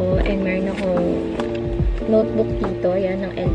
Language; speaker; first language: Filipino; native; Filipino